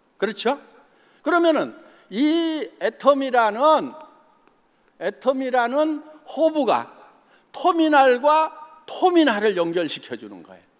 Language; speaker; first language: Korean; native; Korean